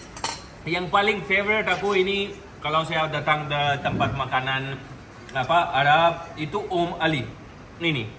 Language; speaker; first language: Indonesian; non-native, fluent; Punjabi